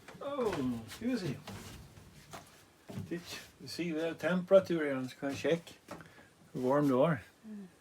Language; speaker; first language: English; non-native, learner; Swedish